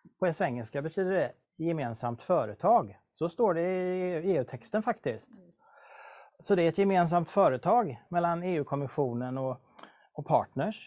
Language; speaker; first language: Swedish; native; Swedish